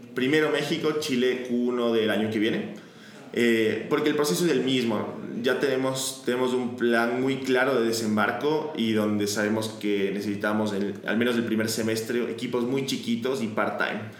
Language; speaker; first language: Spanish; native; Spanish